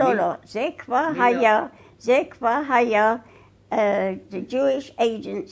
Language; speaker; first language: Hebrew; non-native, fluent; English